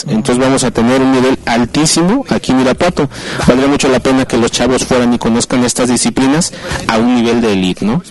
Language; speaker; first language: Spanish; native; Spanish